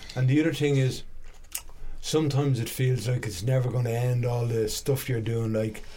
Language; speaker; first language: English; native; English